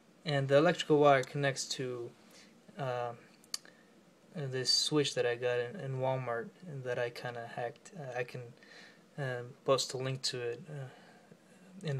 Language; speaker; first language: English; native; English